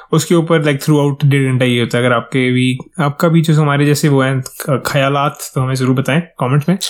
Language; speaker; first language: Hindi; native; Hindi